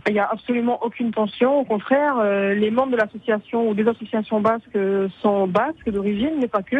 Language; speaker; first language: French; native; French